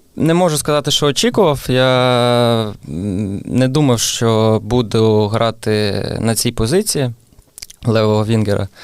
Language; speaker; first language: Ukrainian; non-native, local second language; Russian